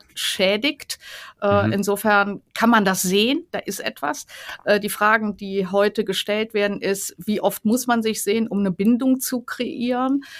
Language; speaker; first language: German; native; German